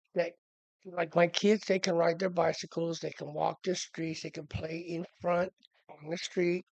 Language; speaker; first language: English; native; English